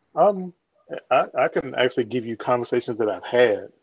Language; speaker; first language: English; native; English